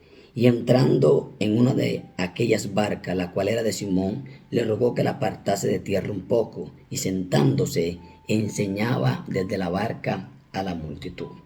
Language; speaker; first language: Spanish; native; Spanish